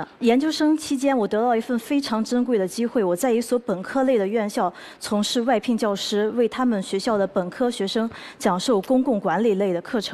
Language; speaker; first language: Chinese; native; Chinese